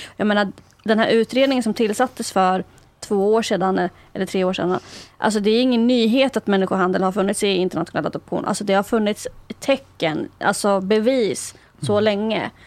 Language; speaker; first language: Swedish; early bilingual, other home language; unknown